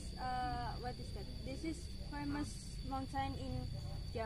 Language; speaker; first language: English; non-native, learner; Indonesian